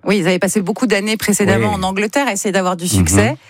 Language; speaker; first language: French; native; French